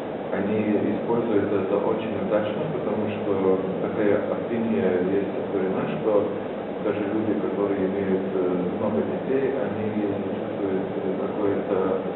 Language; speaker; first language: Russian; non-native, fluent; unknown